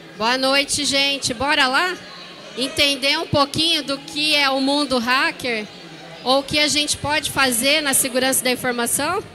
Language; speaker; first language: Portuguese; native; Portuguese